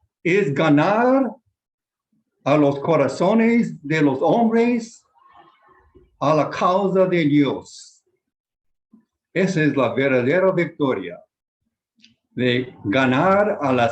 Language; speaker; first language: Spanish; non-native, fluent; Japanese